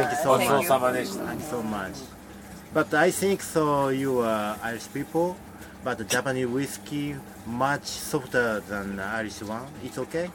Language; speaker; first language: English; non-native, learner; Japanese